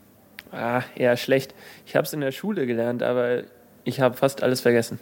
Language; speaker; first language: German; native; German